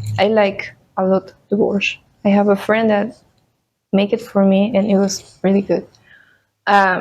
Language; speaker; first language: English; non-native, fluent; Spanish